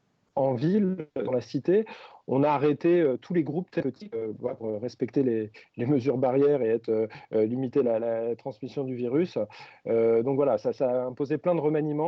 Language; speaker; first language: French; native; French